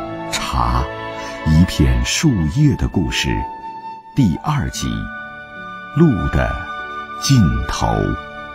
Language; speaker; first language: Chinese; native; Chinese